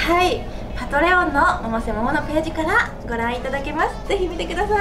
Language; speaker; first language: Japanese; native; Japanese